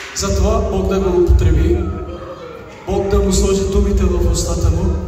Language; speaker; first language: Bulgarian; non-native, local second language; Turkish